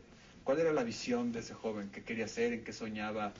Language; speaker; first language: Spanish; native; Spanish